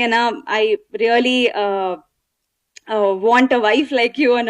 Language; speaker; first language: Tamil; non-native, fluent; Telugu